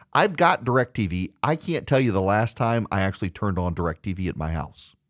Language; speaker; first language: English; native; English